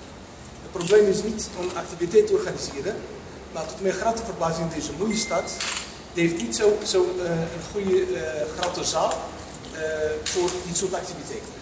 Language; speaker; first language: Dutch; non-native, fluent; Riffian